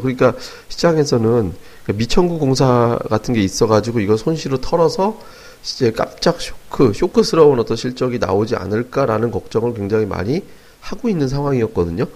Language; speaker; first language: Korean; native; Korean